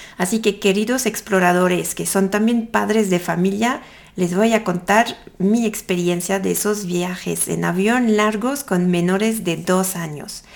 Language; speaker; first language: Spanish; non-native, fluent; French